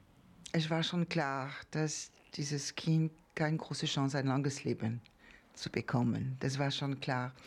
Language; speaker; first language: German; non-native, fluent; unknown